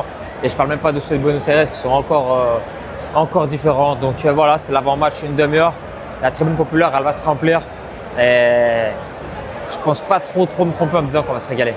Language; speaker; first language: French; native; French